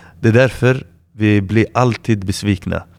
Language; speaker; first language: Swedish; non-native, fluent; Arabic